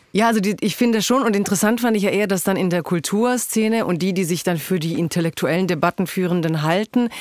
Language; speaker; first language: German; early bilingual, other home language; Croatian